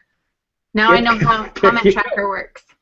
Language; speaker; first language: English; native; English